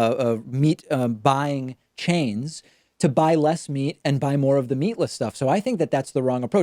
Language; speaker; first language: English; native; English